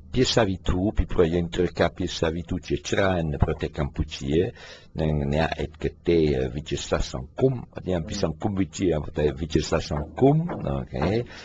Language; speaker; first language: Khmer; non-native, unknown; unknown